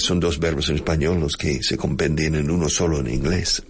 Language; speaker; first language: Spanish; non-native, fluent; English